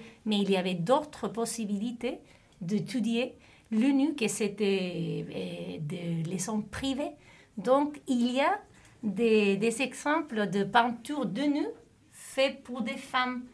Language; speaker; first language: French; non-native, fluent; Spanish